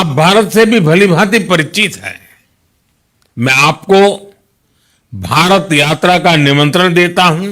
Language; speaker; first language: Hindi; non-native, local second language; Gujarati